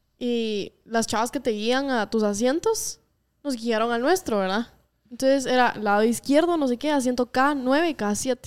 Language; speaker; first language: Spanish; native; Spanish